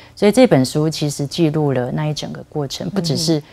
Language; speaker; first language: Chinese; native; Chinese